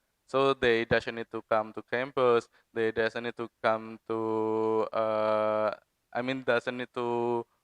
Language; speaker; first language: English; non-native, fluent; Indonesian